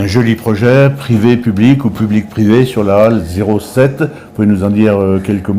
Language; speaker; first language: French; native; French